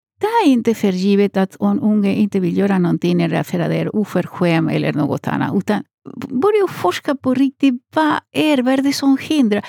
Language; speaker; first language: Swedish; non-native, fluent; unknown